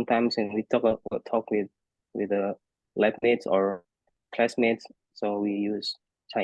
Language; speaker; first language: English; non-native, fluent; Indonesian